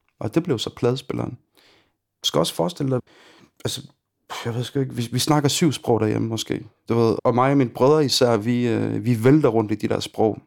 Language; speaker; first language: Danish; early bilingual, other home language; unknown